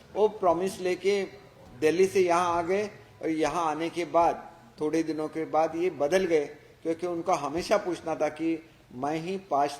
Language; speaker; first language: Hindi; non-native, local second language; Marathi